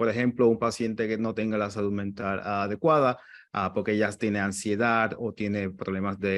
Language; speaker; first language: Spanish; native; Spanish